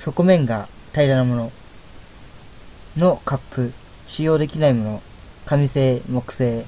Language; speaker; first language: Japanese; native; Japanese